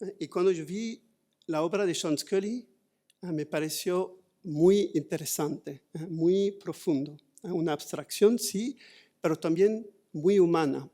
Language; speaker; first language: Spanish; non-native, fluent; French